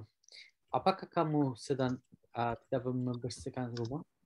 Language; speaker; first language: Indonesian; non-native, learner; Turkish